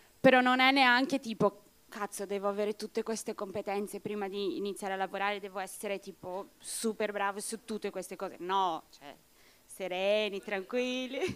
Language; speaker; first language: Italian; non-native, fluent; Portuguese